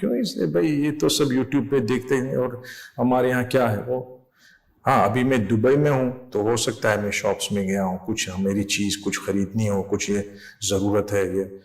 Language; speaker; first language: Urdu; non-native, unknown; English